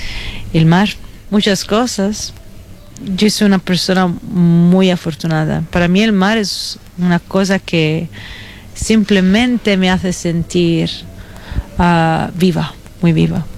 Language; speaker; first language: Spanish; non-native, fluent; Italian